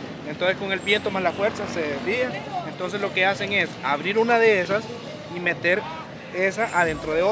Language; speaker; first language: Spanish; native; Spanish